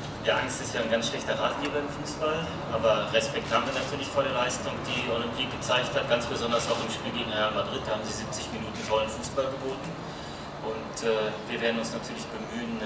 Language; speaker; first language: German; native; German